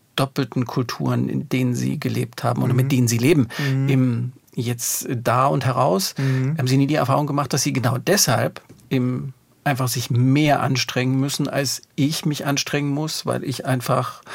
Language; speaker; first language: German; native; German